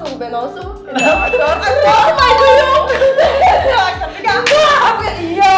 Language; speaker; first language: Indonesian; non-native, fluent; Portuguese